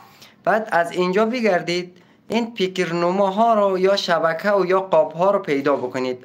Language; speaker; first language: Persian; native; Persian